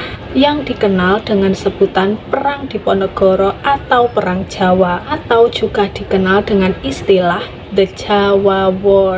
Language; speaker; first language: Indonesian; native; Indonesian